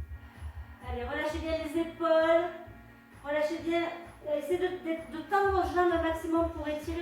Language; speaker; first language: French; native; French